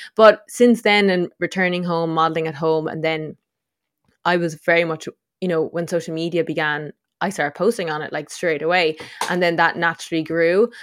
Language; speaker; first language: English; native; English